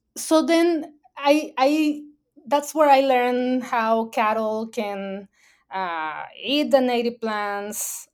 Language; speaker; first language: English; non-native, fluent; Spanish